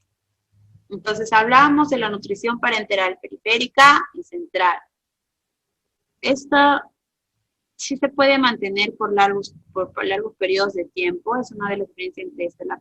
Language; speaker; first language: Spanish; native; Spanish